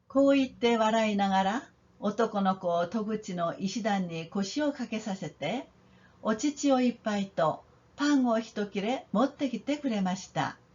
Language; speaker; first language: Japanese; non-native, fluent; Korean